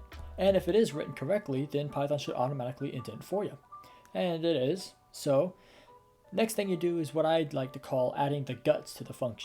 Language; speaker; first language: English; native; English